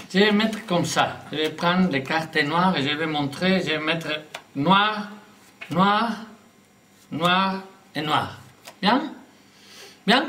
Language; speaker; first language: French; non-native, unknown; Spanish